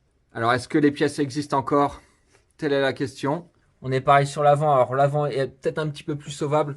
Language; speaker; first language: French; native; French